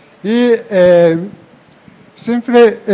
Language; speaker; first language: Spanish; non-native, fluent; Japanese